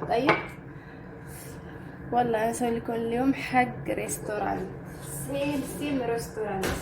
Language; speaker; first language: Arabic; non-native, learner; Amharic